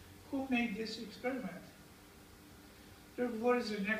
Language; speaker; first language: English; non-native, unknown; Bulgarian